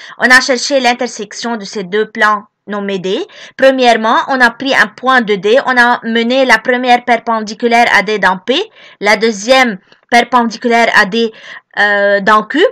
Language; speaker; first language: French; non-native, local second language; Arabic